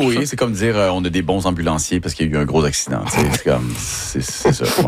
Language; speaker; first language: French; native; French